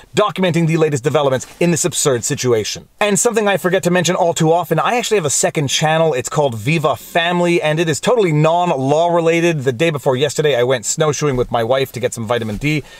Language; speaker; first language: English; native; English